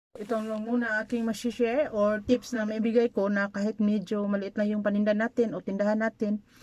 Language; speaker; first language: Filipino; non-native, local second language; Cebuano